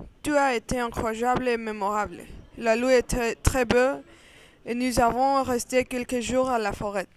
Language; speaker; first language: French; non-native, learner; Spanish